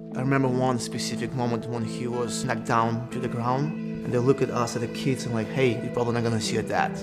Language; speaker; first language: English; non-native, fluent; Russian